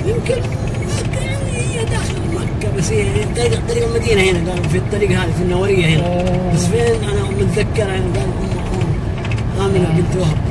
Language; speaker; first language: Arabic; non-native, fluent; Indonesian